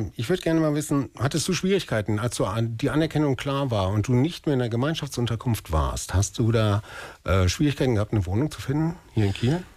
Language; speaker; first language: German; native; German